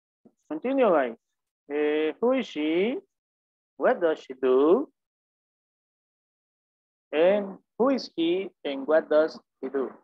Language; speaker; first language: English; non-native, fluent; Spanish